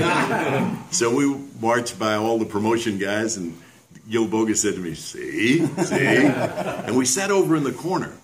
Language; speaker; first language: English; native; English